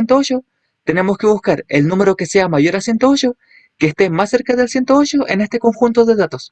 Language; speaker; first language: Spanish; native; Spanish